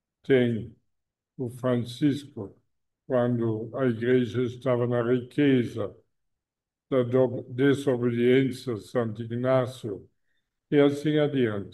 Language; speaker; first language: Portuguese; non-native, fluent; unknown